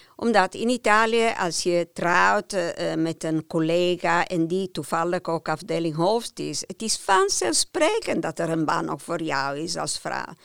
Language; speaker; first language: Dutch; non-native, fluent; Italian